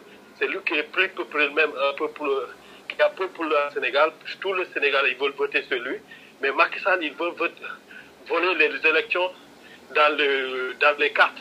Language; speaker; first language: French; non-native, local second language; Wolof